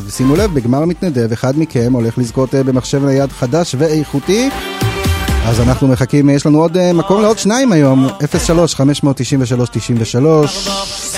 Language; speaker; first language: Hebrew; native; Hebrew